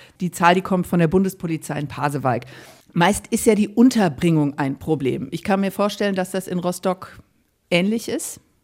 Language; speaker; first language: German; native; German